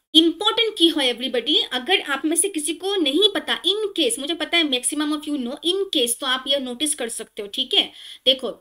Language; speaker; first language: Hindi; non-native, local second language; Assamese